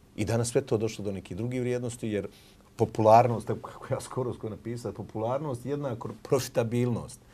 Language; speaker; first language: Serbian; native; Serbian